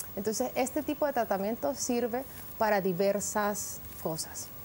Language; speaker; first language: Spanish; native; Spanish